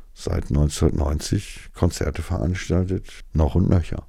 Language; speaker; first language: German; native; German